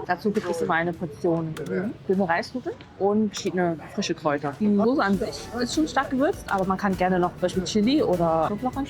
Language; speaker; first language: German; native; German